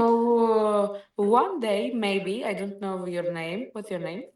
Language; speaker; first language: English; non-native, learner; Greek